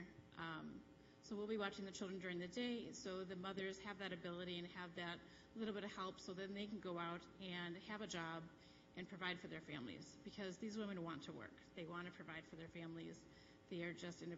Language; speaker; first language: English; native; English